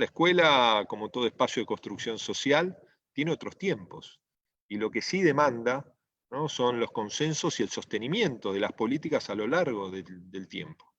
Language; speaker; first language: Spanish; native; Spanish